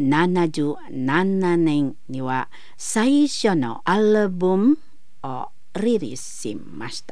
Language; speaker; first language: Japanese; non-native, learner; Indonesian